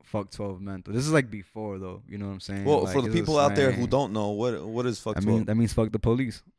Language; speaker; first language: English; native; English